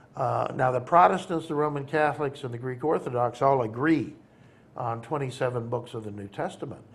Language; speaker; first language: English; native; English